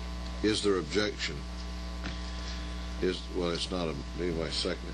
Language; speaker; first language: English; native; English